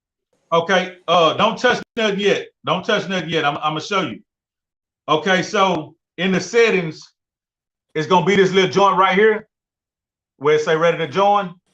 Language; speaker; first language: English; native; English